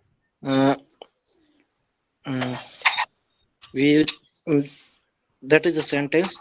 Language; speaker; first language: German; non-native, learner; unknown